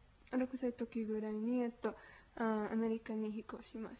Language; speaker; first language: Japanese; non-native, learner; Spanish